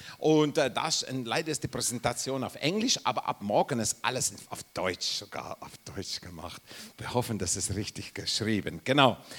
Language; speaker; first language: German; non-native, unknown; English